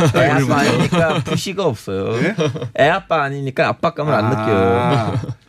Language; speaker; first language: Korean; non-native, fluent; Turkish